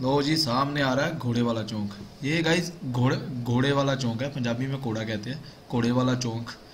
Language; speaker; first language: Hindi; non-native, local second language; Punjabi